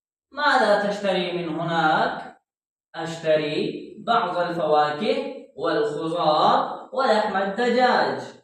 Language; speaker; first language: Arabic; non-native, fluent; Urdu